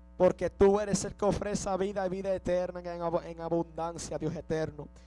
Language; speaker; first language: Spanish; early bilingual, heritage; Spanish